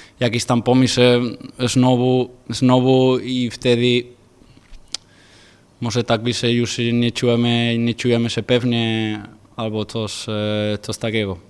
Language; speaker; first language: Polish; non-native, fluent; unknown